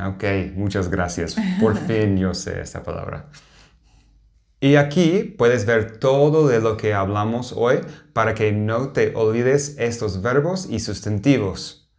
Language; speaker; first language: Spanish; non-native, fluent; English